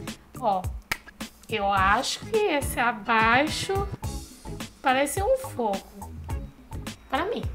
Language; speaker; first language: Portuguese; non-native, fluent; Chinese